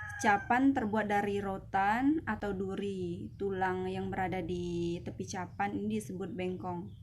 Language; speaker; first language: Indonesian; non-native, local second language; Malay